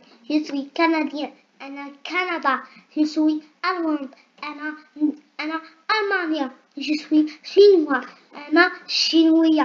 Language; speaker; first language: French; non-native, learner; Arabic